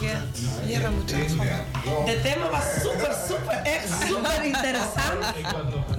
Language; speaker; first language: Dutch; non-native, learner; Spanish